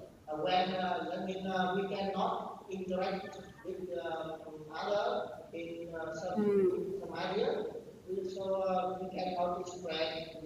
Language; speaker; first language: English; non-native, learner; Vietnamese